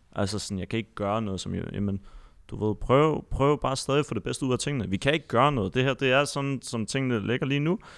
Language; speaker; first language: Danish; early bilingual, other home language; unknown